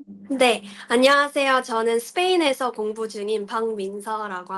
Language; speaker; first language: Korean; early bilingual, heritage; Korean